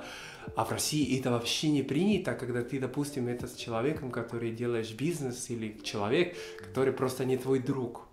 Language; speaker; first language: Russian; non-native, fluent; Spanish